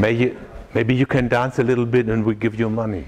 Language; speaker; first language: English; non-native, fluent; German